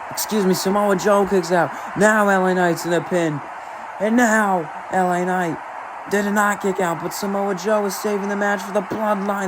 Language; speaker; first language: English; native; English